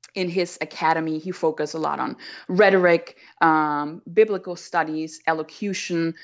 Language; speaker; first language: English; non-native, fluent; German